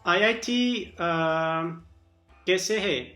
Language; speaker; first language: Hindi; non-native, learner; Portuguese